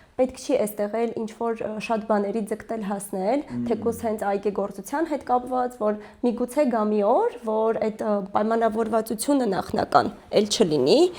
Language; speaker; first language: Armenian; native; Armenian